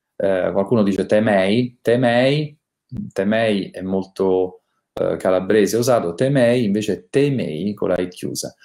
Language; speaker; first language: Italian; native; Italian